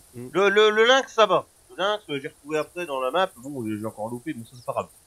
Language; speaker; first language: French; native; French